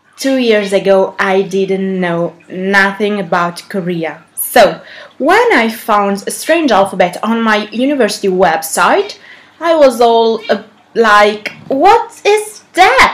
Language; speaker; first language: English; non-native, learner; Italian